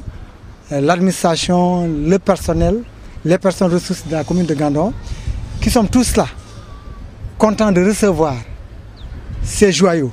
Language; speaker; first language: French; non-native, local second language; Wolof